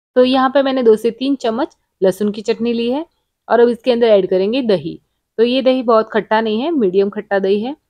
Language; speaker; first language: Hindi; non-native, local second language; Gujarati